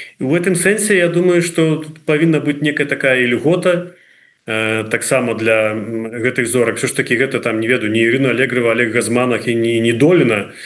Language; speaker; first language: Belarusian; non-native, local second language; Russian